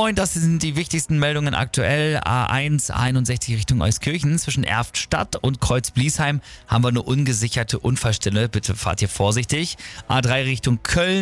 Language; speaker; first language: German; native; German